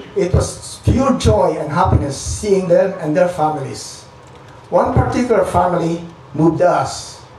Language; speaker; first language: English; non-native, local second language; Filipino